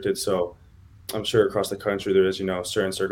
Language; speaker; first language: English; native; English